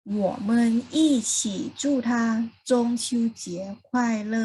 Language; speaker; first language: Chinese; non-native, fluent; Thai